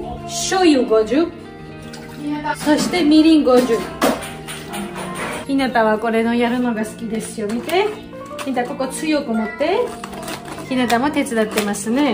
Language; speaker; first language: Japanese; non-native, learner; Georgian